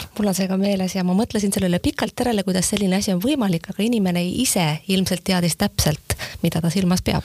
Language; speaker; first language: Estonian; native; Estonian